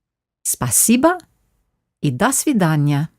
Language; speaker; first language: Russian; non-native, fluent; English